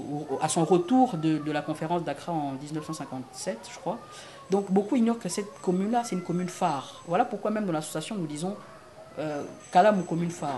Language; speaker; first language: French; non-native, local second language; Lingala